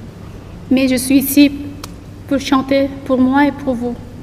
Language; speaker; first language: French; non-native, learner; Korean